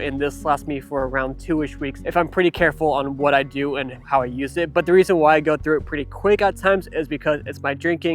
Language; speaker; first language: English; native; English